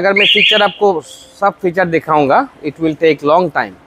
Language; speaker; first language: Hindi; non-native, learner; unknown